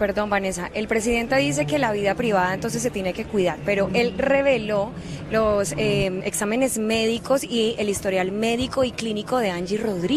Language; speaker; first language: Spanish; native; Spanish